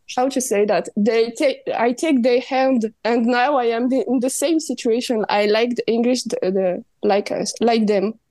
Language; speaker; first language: English; non-native, learner; French